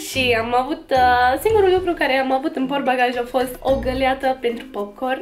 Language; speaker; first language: Romanian; non-native, fluent; English